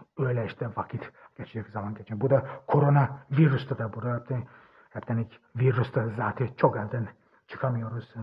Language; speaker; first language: Turkish; early bilingual, heritage; German